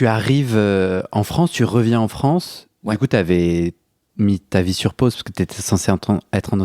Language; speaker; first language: French; native; French